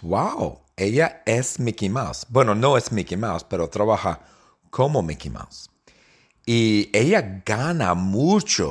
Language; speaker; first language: Spanish; non-native, fluent; English